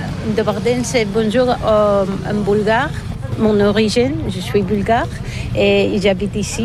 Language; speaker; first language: French; non-native, learner; Bulgarian